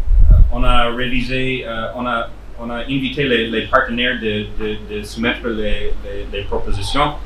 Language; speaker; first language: French; non-native, fluent; English